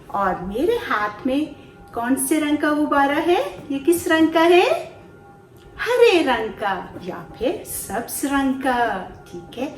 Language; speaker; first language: Urdu; non-native, local second language; Punjabi